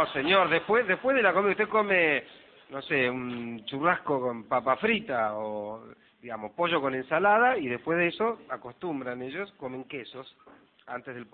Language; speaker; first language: Spanish; native; Spanish